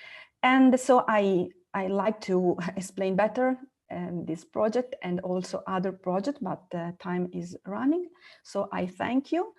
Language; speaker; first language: English; non-native, learner; Italian